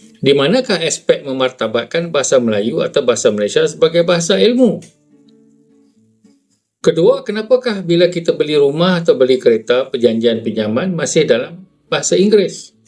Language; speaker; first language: Malay; native; Malay